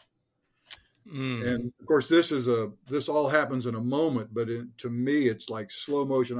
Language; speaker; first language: English; native; English